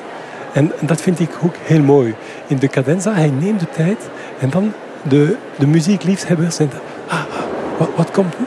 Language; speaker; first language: Dutch; non-native, fluent; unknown